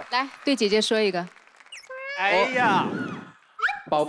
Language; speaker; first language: Chinese; native; Chinese